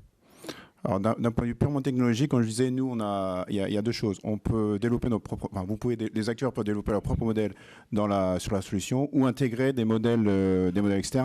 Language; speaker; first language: French; native; French